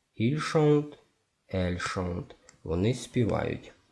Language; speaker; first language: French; non-native, fluent; Ukrainian